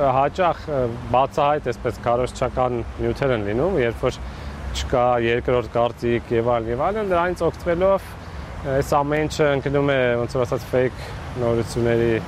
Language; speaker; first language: Armenian; native; Armenian